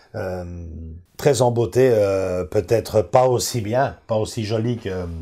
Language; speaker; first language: French; native; French